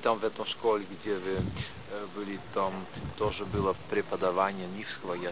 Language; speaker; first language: Russian; non-native, fluent; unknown